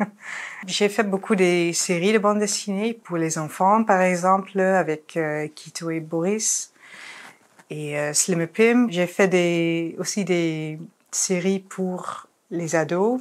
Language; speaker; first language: French; non-native, fluent; Dutch